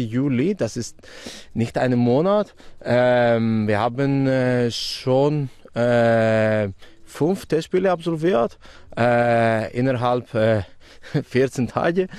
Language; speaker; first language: German; non-native, fluent; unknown